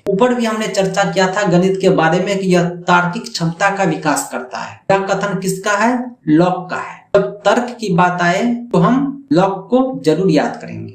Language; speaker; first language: Hindi; native; Hindi